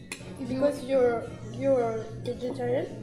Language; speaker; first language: English; non-native, learner; French